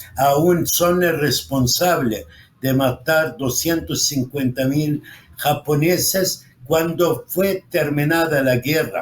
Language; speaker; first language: Spanish; non-native, fluent; Arabic